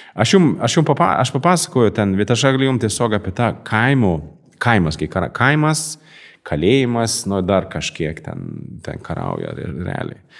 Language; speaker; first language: Lithuanian; non-native, fluent; Swedish